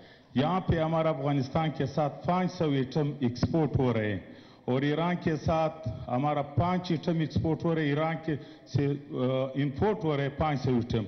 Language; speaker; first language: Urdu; non-native, local second language; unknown